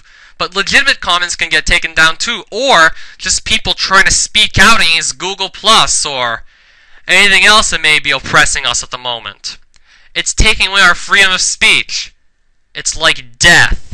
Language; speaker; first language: English; native; English